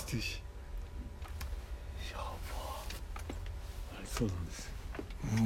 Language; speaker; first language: Japanese; native; Japanese